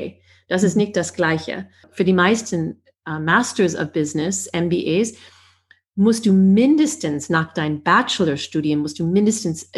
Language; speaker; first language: German; non-native, fluent; English